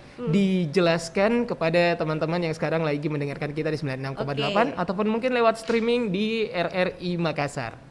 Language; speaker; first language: Indonesian; native; Indonesian